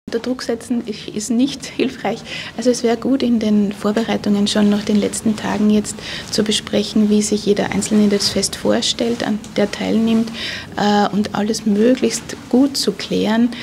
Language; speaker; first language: German; native; German